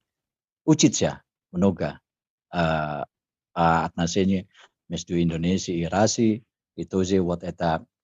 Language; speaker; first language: Russian; non-native, learner; Indonesian